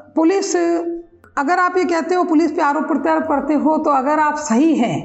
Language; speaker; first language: Hindi; native; Hindi